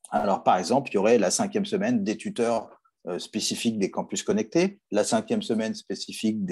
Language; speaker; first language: French; native; French